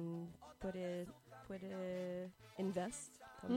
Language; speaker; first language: Spanish; non-native, learner; English